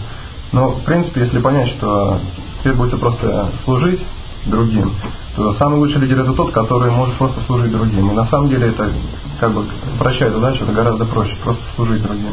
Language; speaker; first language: Russian; native; Russian